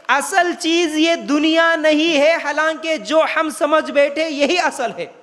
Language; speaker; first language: Hindi; non-native, local second language; Urdu